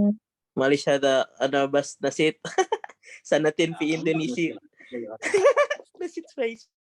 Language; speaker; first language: Arabic; non-native, learner; Indonesian